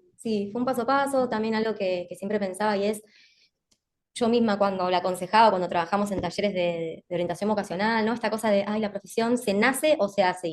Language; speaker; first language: Spanish; native; Spanish